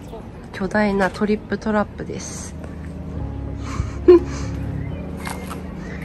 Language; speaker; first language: Japanese; native; Japanese